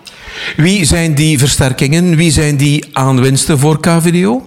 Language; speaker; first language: Dutch; native; Dutch